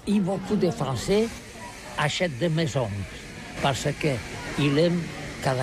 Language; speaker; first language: French; non-native, learner; Catalan